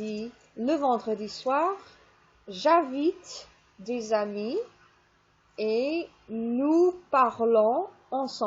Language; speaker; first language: French; non-native, fluent; English